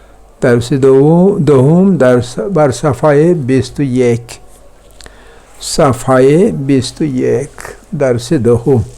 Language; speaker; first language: Persian; non-native, fluent; Urdu